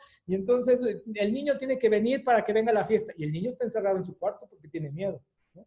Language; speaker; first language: Spanish; native; Spanish